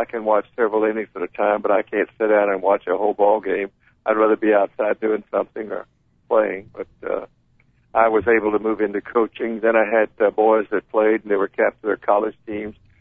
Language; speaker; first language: English; native; English